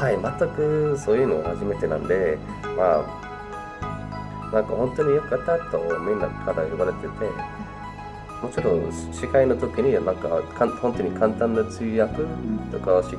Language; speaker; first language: Japanese; non-native, fluent; English